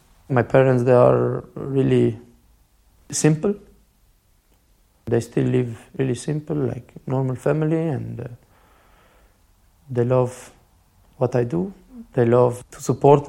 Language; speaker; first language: English; non-native, fluent; Albanian